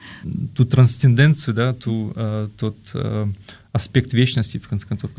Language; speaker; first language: Russian; native; Russian